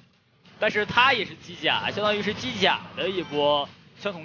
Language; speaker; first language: Chinese; native; Chinese